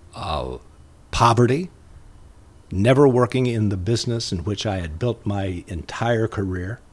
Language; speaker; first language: English; native; English